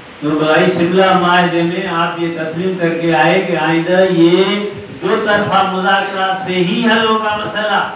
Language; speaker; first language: Urdu; non-native, local second language; Sindhi